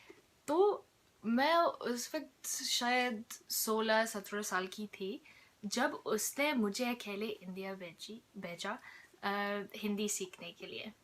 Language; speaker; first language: Hindi; non-native, fluent; English